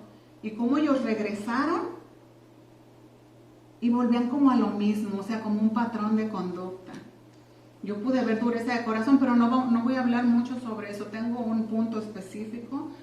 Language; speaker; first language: Spanish; native; Spanish